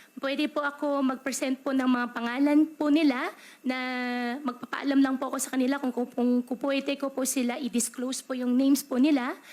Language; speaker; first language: Filipino; native; Filipino